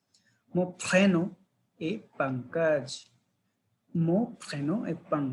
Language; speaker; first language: French; non-native, fluent; Hindi